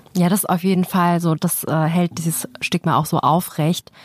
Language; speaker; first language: German; native; German